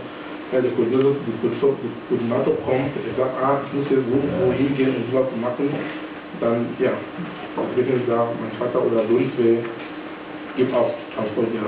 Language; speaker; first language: German; non-native, fluent; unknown